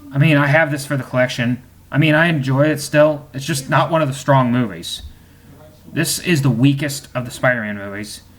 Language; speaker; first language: English; native; English